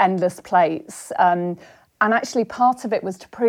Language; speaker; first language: English; native; English